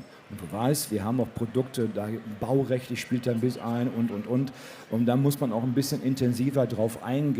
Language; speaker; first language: German; native; German